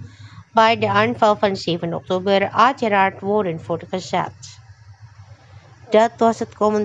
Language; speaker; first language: Dutch; non-native, fluent; Indonesian